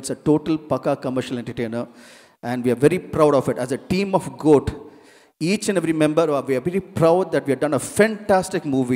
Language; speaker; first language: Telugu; non-native, learner; Tamil